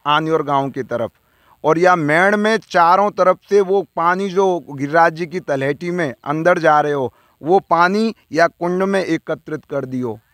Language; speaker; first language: Hindi; native; Hindi